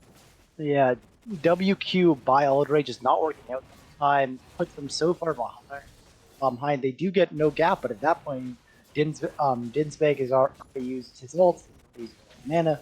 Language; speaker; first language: English; native; English